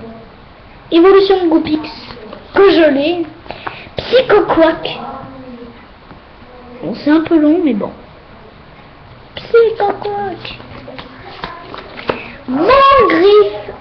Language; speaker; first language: French; native; French